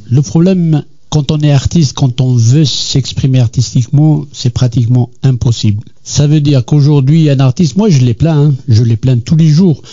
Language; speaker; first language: French; non-native, local second language; Kabyle